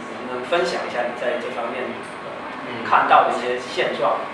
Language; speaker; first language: Chinese; native; Chinese